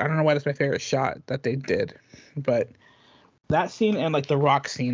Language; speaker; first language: English; native; English